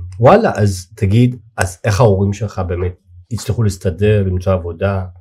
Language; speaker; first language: Hebrew; native; Hebrew